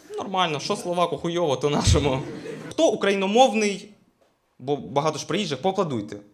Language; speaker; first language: Ukrainian; non-native, local second language; Russian